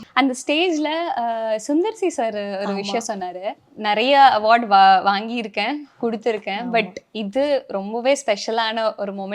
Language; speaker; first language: Tamil; native; Tamil